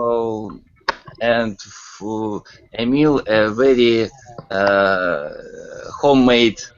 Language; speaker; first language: English; non-native, learner; Russian